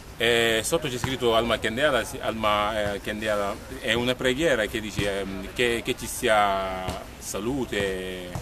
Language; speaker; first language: Italian; non-native, fluent; Mandingo